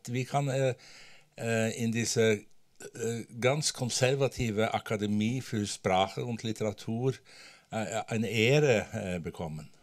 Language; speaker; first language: German; non-native, learner; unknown